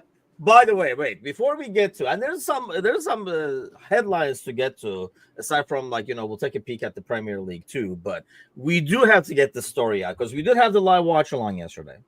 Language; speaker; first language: English; native; English